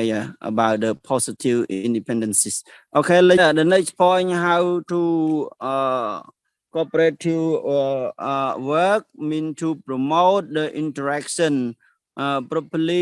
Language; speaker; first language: English; non-native, learner; Khmer